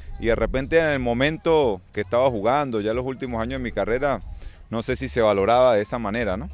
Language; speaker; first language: Spanish; native; Spanish